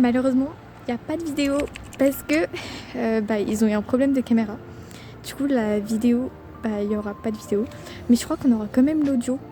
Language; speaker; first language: French; native; French